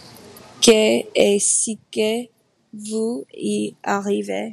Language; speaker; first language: French; non-native, learner; English